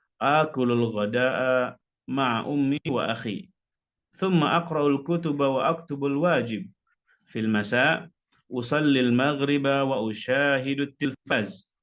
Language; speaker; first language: Arabic; non-native, fluent; Indonesian